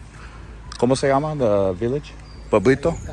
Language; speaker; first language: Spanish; non-native, learner; English